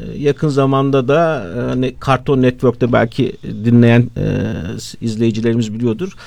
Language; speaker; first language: Turkish; native; Turkish